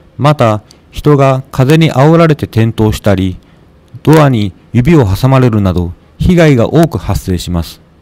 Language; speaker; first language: Japanese; native; Japanese